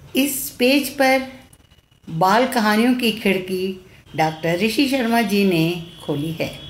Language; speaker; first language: Hindi; non-native, local second language; Tamil